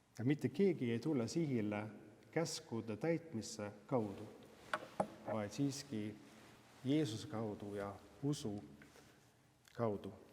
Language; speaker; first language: Estonian; non-native, fluent; Norwegian